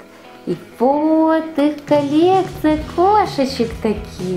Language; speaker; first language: Russian; native; Russian